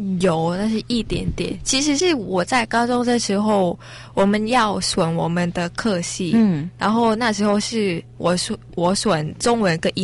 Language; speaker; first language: Chinese; non-native, learner; Thai